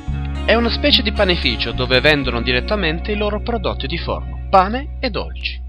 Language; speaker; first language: Italian; native; Italian